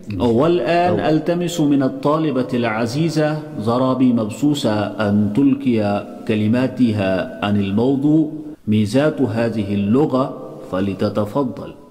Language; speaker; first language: Arabic; non-native, fluent; Kashmiri